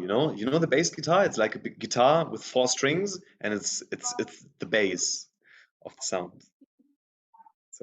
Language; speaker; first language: English; non-native, fluent; German